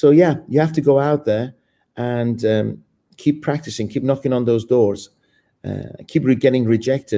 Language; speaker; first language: English; non-native, fluent; Persian